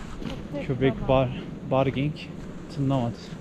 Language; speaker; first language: Turkish; native; Turkish